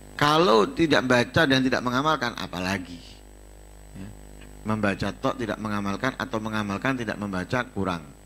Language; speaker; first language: Indonesian; non-native, local second language; Javanese